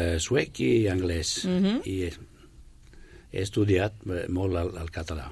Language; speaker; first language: Catalan; non-native, fluent; Swedish